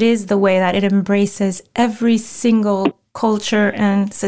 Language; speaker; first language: English; non-native, fluent; Spanish